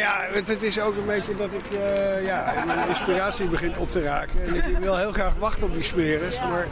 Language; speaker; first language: Dutch; native; Dutch